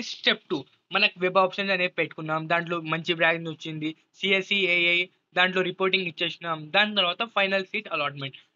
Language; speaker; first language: Telugu; non-native, local second language; Urdu